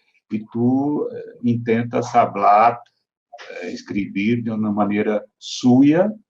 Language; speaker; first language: Spanish; non-native, fluent; Portuguese